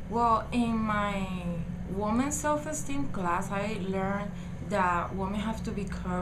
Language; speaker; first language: English; non-native, learner; Spanish